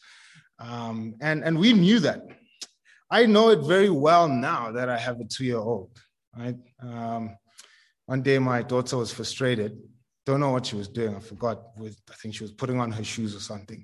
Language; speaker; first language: English; non-native, local second language; Zulu